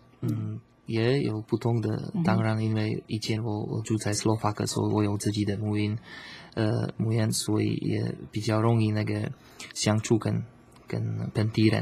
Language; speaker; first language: Chinese; non-native, learner; Slovak